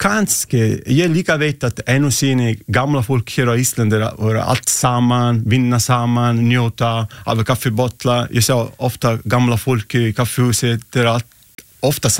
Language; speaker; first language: Icelandic; non-native, learner; Italian